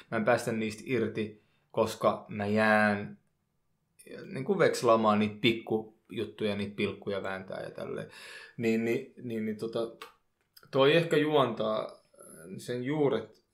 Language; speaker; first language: Finnish; early bilingual, other home language; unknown